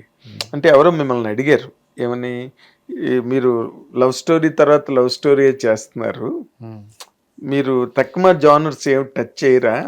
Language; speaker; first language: Telugu; native; Telugu